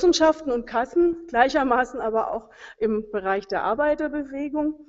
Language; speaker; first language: German; native; German